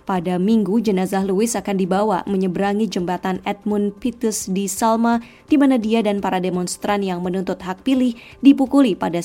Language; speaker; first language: Indonesian; native; Indonesian